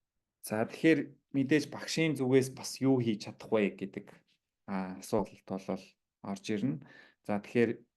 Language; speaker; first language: Mongolian; native; Mongolian